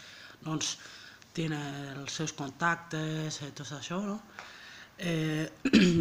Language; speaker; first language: Catalan; non-native, learner; French